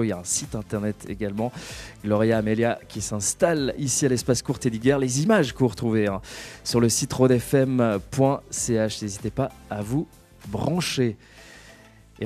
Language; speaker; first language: French; native; French